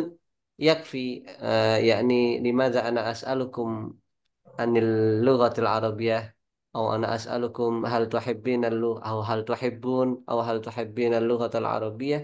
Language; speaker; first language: Arabic; non-native, fluent; Indonesian